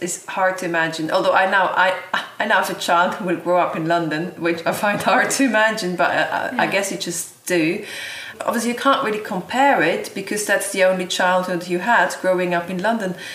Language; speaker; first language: English; non-native, fluent; German